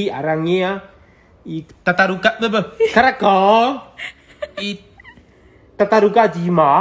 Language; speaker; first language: Portuguese; non-native, learner; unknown